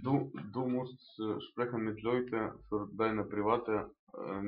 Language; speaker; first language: German; non-native, learner; Russian